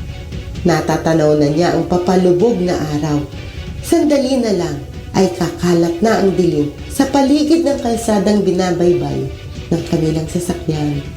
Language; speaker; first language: Filipino; native; Filipino